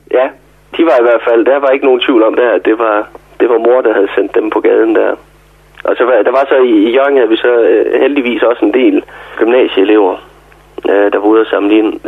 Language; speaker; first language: Danish; native; Danish